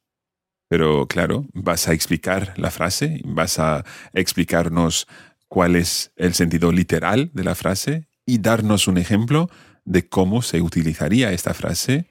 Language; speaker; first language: Spanish; non-native, fluent; English